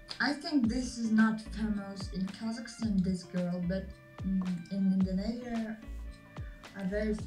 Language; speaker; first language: English; non-native, learner; Kazakh